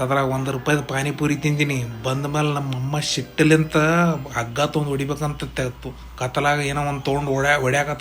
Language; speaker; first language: Kannada; native; Kannada